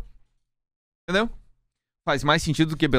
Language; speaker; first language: Portuguese; native; Portuguese